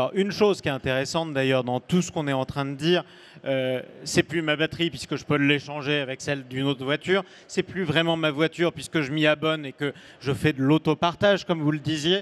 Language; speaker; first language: French; native; French